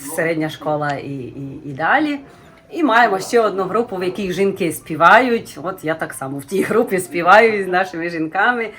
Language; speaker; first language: Ukrainian; native; Ukrainian